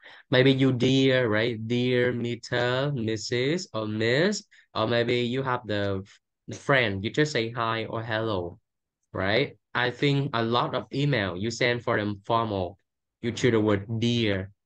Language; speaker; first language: English; non-native, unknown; Vietnamese